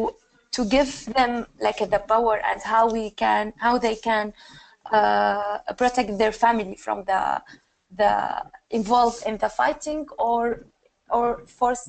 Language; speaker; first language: English; non-native, learner; Arabic